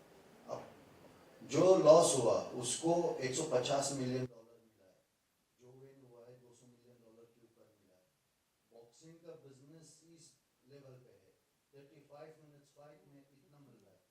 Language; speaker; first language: Hindi; non-native, fluent; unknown